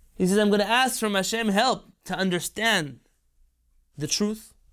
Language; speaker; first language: English; native; English